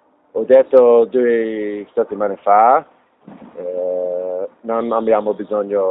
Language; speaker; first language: Italian; non-native, learner; English